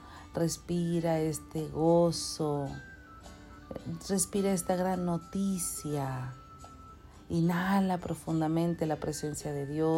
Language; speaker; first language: Spanish; native; Spanish